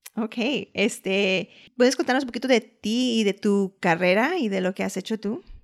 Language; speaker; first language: Spanish; early bilingual, heritage; Spanish